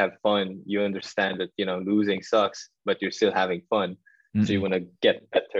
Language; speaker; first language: English; non-native, local second language; Filipino